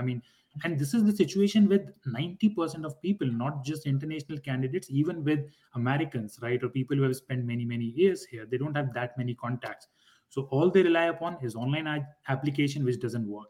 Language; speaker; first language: English; non-native, local second language; Hindi